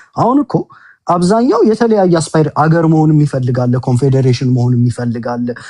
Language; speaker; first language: Amharic; native; Amharic